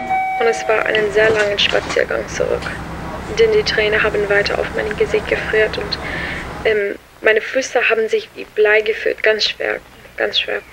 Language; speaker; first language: German; non-native, learner; English